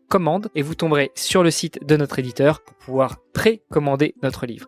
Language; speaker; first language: French; native; French